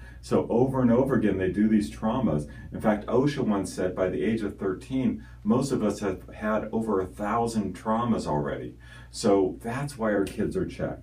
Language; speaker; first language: English; native; English